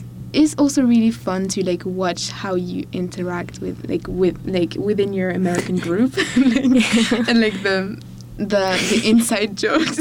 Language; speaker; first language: English; non-native, fluent; French